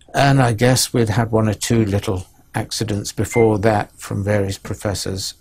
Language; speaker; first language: English; native; English